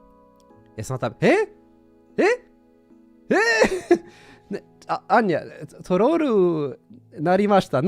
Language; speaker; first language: Japanese; non-native, learner; English